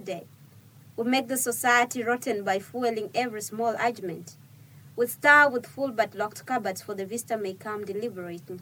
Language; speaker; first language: English; non-native, fluent; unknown